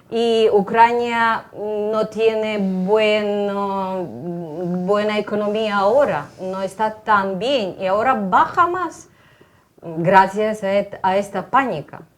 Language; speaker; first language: Spanish; non-native, fluent; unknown